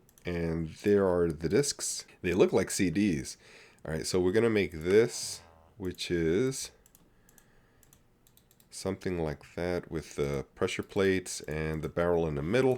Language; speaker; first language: English; native; English